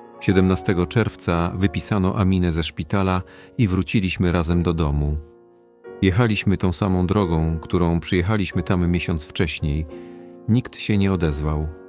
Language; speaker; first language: Polish; non-native, fluent; Kurdish